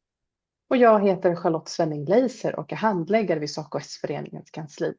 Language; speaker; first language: Swedish; native; Swedish